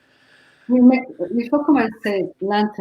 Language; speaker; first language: French; non-native, fluent; Spanish